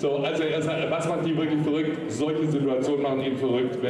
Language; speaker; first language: German; native; German